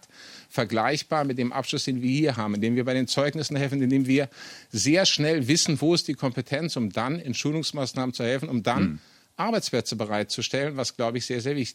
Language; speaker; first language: German; native; German